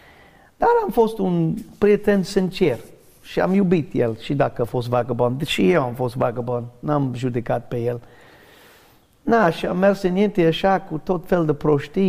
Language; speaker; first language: Romanian; non-native, learner; English